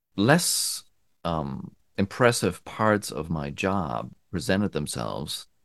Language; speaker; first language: English; non-native, fluent; German